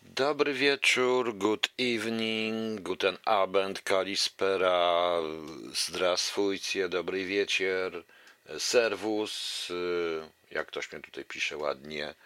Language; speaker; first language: Polish; native; Polish